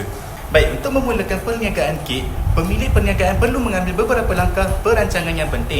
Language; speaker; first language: Malay; native; Malay